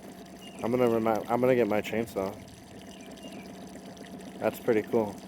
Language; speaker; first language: English; native; English